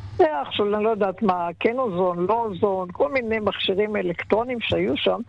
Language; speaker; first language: Hebrew; native; Hebrew